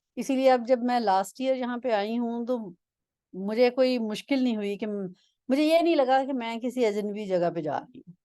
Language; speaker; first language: Urdu; non-native, local second language; Punjabi